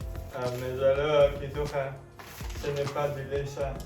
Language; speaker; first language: French; non-native, learner; English